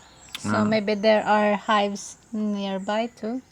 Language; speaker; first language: English; non-native, local second language; Filipino